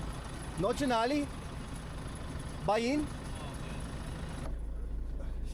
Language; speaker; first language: Chinese; non-native, learner; English